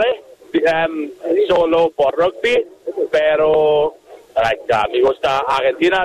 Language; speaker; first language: Spanish; non-native, learner; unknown